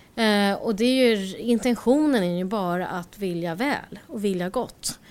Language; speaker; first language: Swedish; early bilingual, other home language; Korean